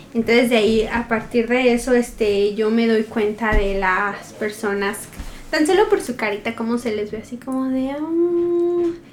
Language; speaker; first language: Spanish; native; Spanish